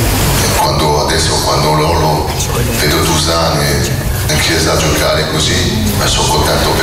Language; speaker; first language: Italian; non-native, learner; French